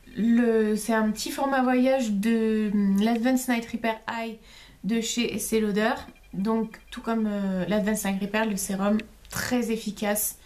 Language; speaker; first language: French; native; French